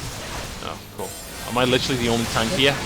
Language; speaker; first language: English; native; English